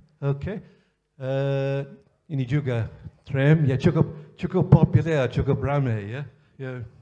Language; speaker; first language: Malay; non-native, fluent; English